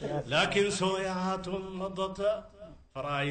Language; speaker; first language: Arabic; native; Arabic